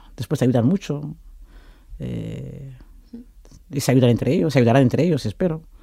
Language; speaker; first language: Spanish; non-native, fluent; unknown